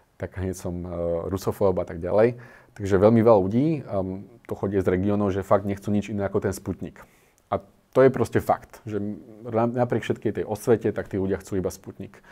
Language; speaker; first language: Slovak; native; Slovak